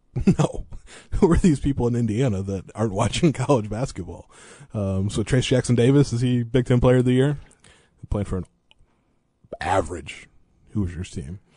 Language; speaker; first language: English; native; English